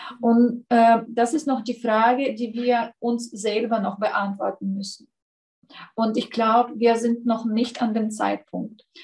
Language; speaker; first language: German; non-native, fluent; Russian